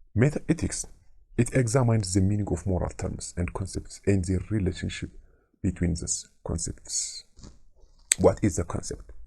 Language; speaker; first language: English; non-native, local second language; Amharic